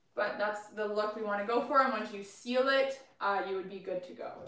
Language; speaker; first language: English; native; English